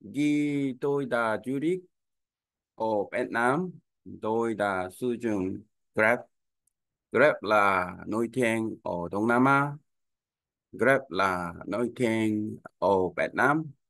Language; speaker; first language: Vietnamese; non-native, learner; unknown